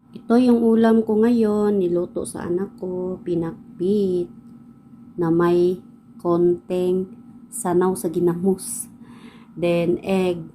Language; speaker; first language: Filipino; non-native, local second language; Cebuano